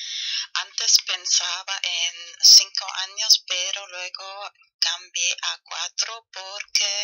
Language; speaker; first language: Spanish; non-native, fluent; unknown